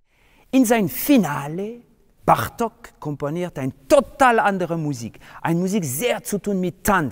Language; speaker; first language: German; non-native, fluent; French